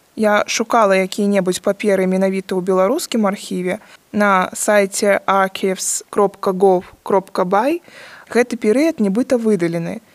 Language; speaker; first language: Belarusian; native; Belarusian